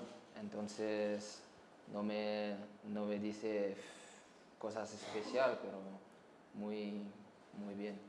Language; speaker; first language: Spanish; non-native, learner; Arabic